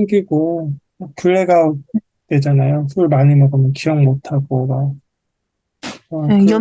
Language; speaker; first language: Korean; native; Korean